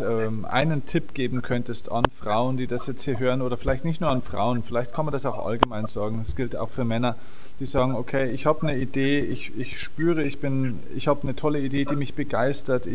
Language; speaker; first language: German; native; German